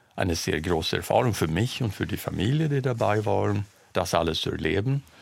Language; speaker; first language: German; non-native, fluent; Swedish